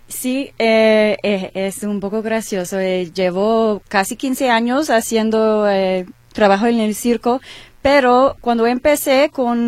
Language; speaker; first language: Spanish; non-native, learner; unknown